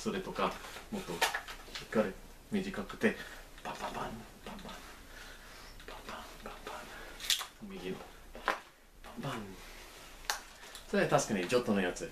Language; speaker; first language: Japanese; non-native, learner; English